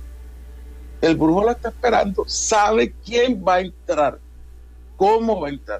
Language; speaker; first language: Spanish; native; Spanish